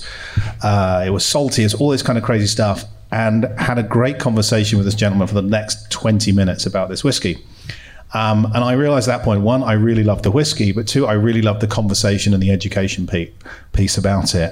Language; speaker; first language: English; native; English